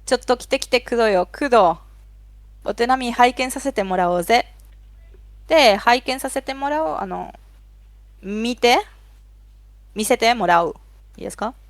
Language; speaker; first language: Japanese; non-native, fluent; Spanish